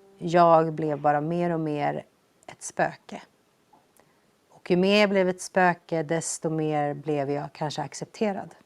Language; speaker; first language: Swedish; early bilingual, other home language; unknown